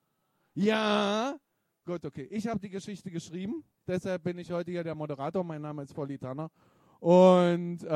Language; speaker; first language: German; native; German